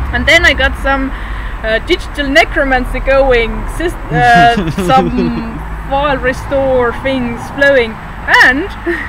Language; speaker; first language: English; non-native, fluent; Estonian